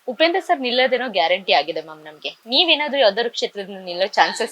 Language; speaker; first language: Kannada; native; Kannada